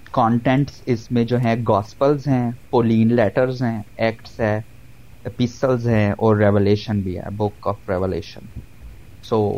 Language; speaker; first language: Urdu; non-native, local second language; Punjabi